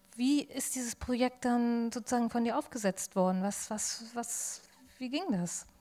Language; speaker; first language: German; native; German